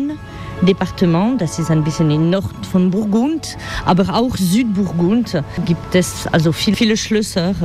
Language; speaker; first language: German; non-native, fluent; French